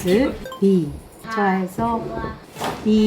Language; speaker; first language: Korean; non-native, learner; Japanese